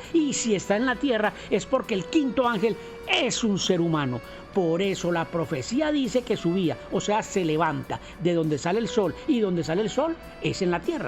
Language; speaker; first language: Spanish; native; Spanish